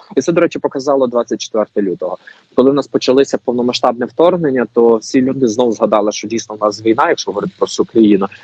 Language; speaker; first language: Ukrainian; native; Ukrainian